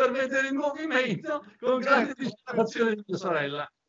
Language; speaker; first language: Italian; native; Italian